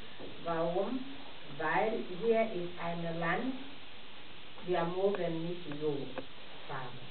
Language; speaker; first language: German; non-native, fluent; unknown